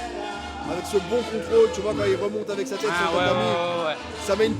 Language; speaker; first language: French; native; French